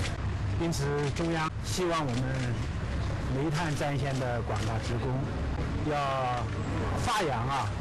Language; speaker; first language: Chinese; native; Chinese